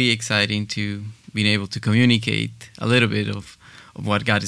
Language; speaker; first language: English; non-native, fluent; Spanish